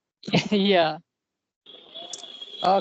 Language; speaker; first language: English; non-native, learner; Santali